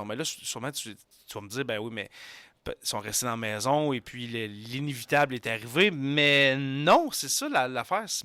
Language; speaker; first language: French; native; French